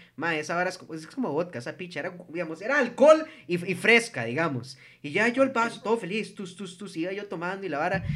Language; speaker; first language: Spanish; native; Spanish